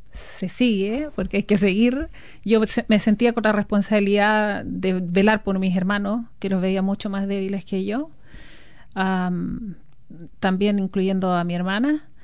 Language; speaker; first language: Spanish; native; Spanish